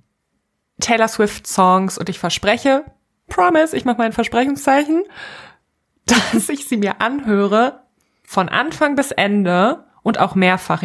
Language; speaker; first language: German; native; German